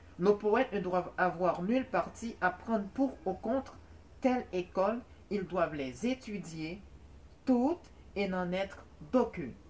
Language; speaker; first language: French; non-native, local second language; Haitian Creole